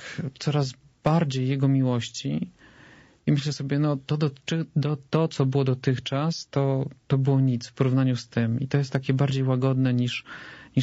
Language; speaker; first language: Polish; native; Polish